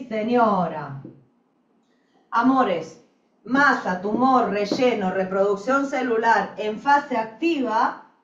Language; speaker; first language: Spanish; native; Spanish